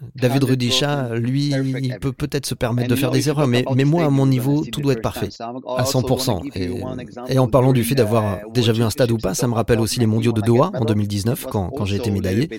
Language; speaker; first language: French; non-native, fluent; Polish